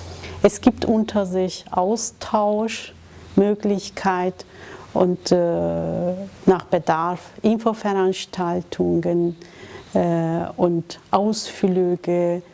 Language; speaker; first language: German; non-native, fluent; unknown